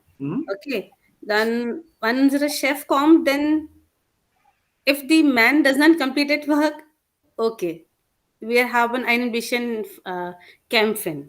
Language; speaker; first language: German; non-native, learner; Hindi